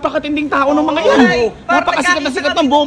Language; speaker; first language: Filipino; native; Filipino